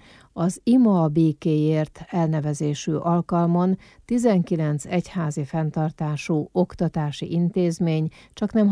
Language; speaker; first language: Hungarian; native; Hungarian